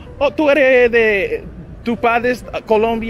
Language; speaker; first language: Spanish; non-native, learner; English